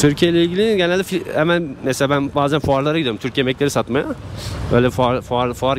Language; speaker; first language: Turkish; native; Turkish